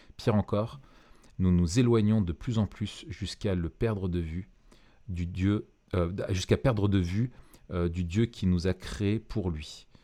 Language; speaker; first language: French; native; French